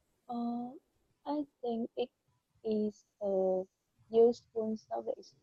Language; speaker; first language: English; non-native, learner; Vietnamese